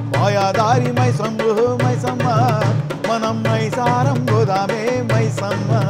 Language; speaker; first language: Telugu; non-native, local second language; Tamil